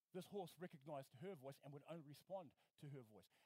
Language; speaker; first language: English; native; English